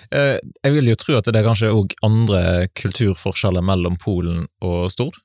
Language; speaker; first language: Norwegian; native; Norwegian